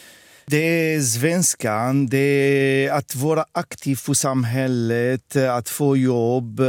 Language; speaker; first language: Swedish; non-native, fluent; Arabic